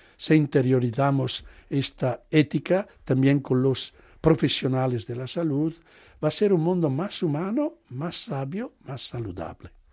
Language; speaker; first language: Spanish; non-native, fluent; Italian